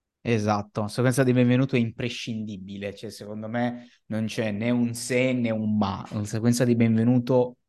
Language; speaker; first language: Italian; native; Italian